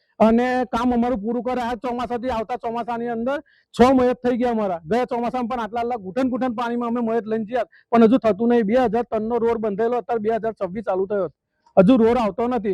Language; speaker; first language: Gujarati; native; Gujarati